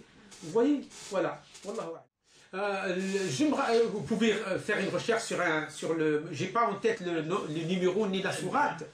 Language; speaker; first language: French; non-native, local second language; Arabic